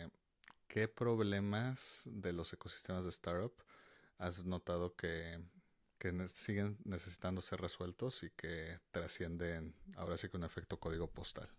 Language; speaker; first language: Spanish; native; Spanish